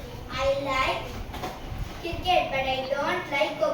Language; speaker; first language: English; non-native, learner; Tamil